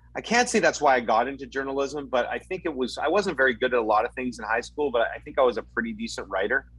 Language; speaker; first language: English; native; English